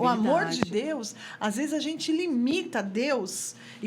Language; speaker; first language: Portuguese; native; Portuguese